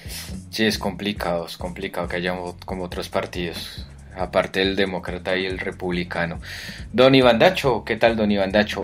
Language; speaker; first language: Spanish; native; Spanish